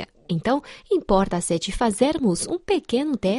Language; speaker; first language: Portuguese; non-native, fluent; Chinese